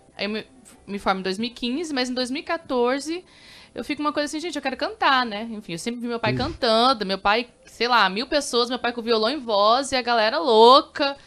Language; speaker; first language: Portuguese; native; Portuguese